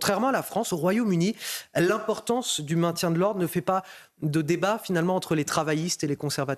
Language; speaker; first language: French; native; French